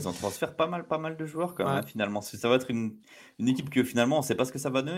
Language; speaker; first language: French; native; French